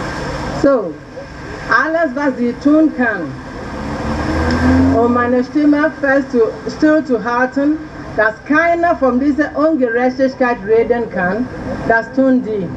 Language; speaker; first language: German; non-native, learner; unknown